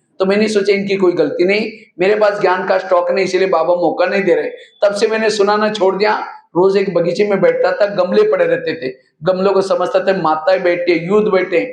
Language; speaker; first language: Hindi; non-native, local second language; Marathi